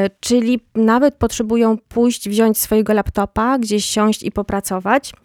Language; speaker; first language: Polish; native; Polish